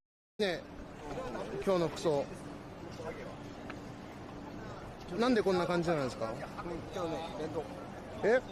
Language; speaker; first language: Japanese; non-native, learner; English